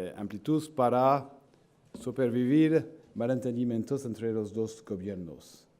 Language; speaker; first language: Spanish; non-native, fluent; French